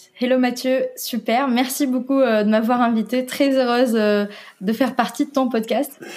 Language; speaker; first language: French; non-native, local second language; Arabic